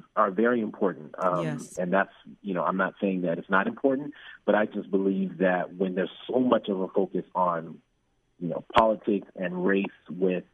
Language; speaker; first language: English; native; English